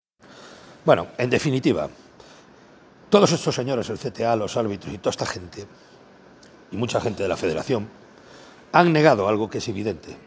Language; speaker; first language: Spanish; native; Spanish